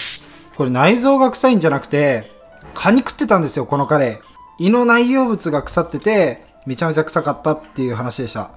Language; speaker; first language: Japanese; native; Japanese